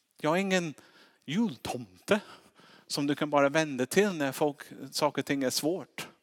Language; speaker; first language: Swedish; non-native, fluent; English